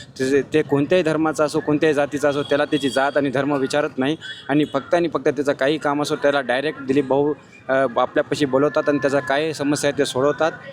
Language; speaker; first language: Marathi; non-native, local second language; Hindi